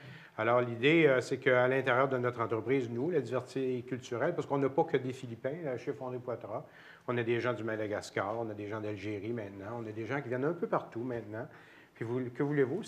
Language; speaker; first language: French; native; French